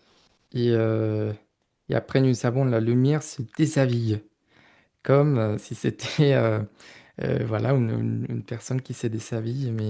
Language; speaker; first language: French; non-native, fluent; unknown